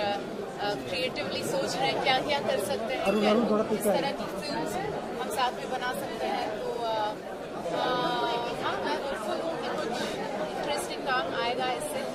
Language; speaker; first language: Hindi; non-native, local second language; French